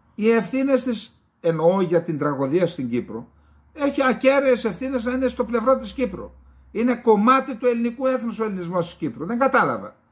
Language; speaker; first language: Greek; native; Greek